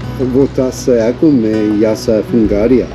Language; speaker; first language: Greek; non-native, learner; English